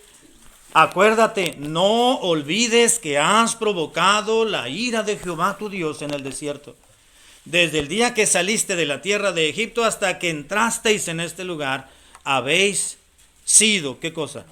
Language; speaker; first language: Spanish; native; Spanish